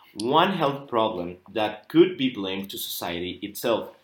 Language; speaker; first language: English; non-native, fluent; Spanish